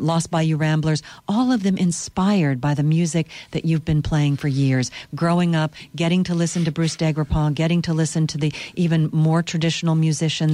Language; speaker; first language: English; early bilingual, other home language; French